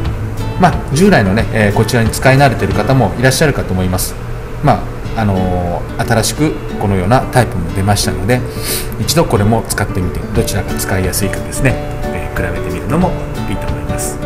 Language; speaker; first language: Japanese; native; Japanese